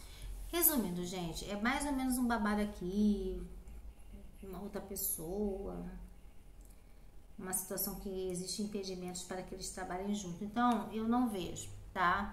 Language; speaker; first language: Portuguese; native; Portuguese